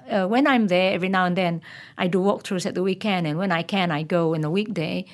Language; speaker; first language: English; non-native, local second language; Malay